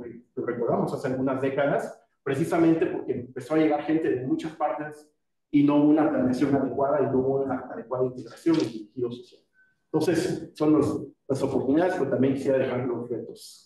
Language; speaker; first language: Spanish; native; Spanish